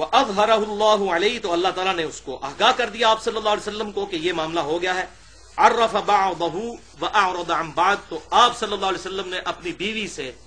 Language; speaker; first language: Urdu; non-native, local second language; Punjabi